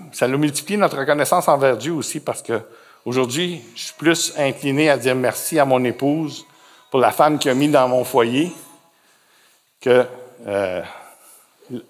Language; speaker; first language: French; native; French